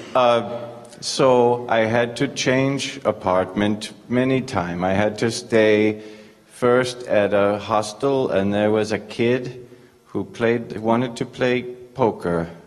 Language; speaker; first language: English; native; English